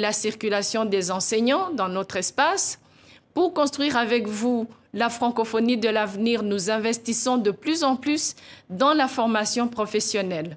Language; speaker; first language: French; non-native, local second language; Kinyarwanda